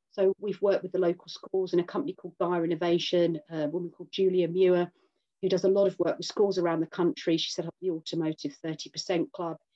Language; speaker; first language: English; native; English